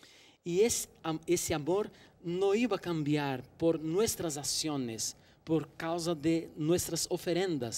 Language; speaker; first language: Spanish; non-native, fluent; Portuguese